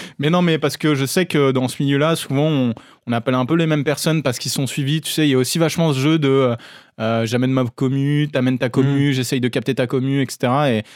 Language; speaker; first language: French; native; French